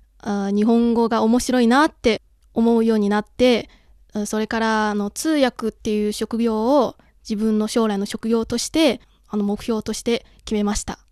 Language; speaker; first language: Japanese; non-native, fluent; Chinese